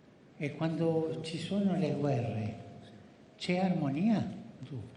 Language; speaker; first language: Italian; non-native, fluent; Spanish